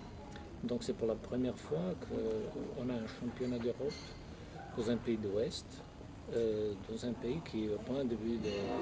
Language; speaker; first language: French; non-native, fluent; Croatian